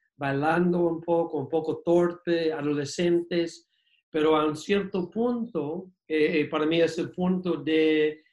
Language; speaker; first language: Spanish; non-native, fluent; English